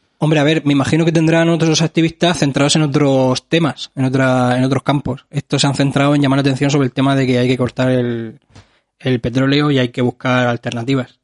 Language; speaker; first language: Spanish; native; Spanish